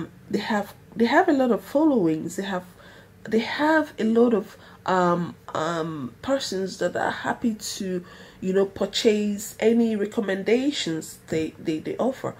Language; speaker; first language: English; non-native, local second language; Igbo